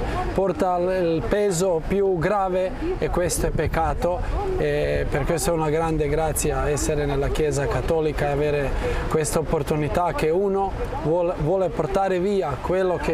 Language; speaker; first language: Italian; non-native, fluent; Croatian